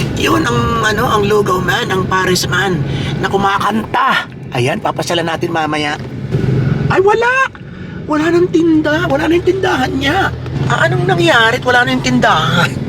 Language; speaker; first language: Filipino; native; Filipino